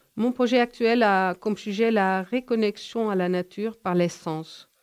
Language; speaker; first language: French; non-native, fluent; Dutch